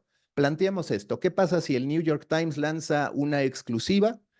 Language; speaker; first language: Spanish; native; Spanish